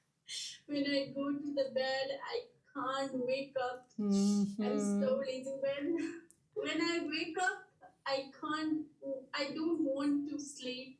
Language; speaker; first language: English; non-native, learner; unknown